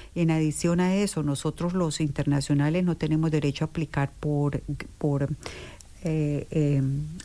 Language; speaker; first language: Spanish; native; Spanish